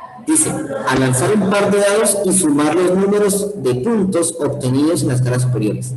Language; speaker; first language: Spanish; native; Spanish